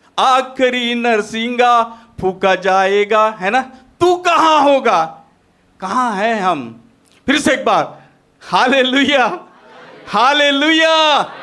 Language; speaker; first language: Hindi; non-native, local second language; Marathi